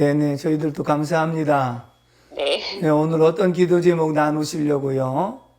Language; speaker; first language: Korean; native; Korean